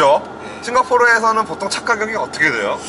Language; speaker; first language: Korean; native; Korean